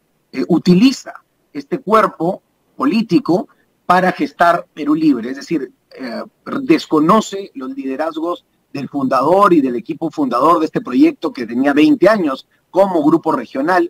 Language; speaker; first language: Spanish; native; Spanish